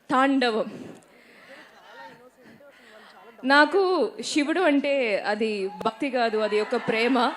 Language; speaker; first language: Telugu; non-native, learner; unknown